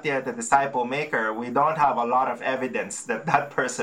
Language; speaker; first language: English; non-native, local second language; Filipino